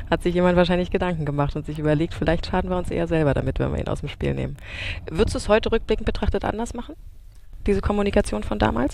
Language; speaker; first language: German; native; German